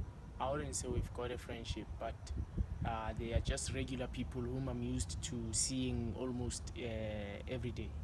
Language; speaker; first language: English; non-native, local second language; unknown